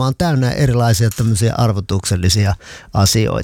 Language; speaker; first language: Finnish; native; Finnish